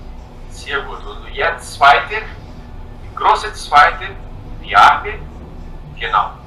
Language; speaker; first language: German; non-native, fluent; Portuguese